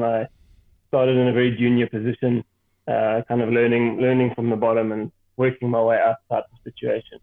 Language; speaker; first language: English; native; English